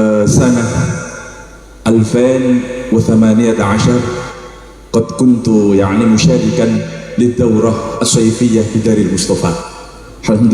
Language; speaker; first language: Arabic; non-native, fluent; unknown